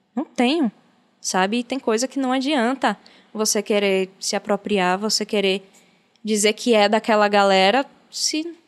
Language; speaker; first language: Portuguese; native; Portuguese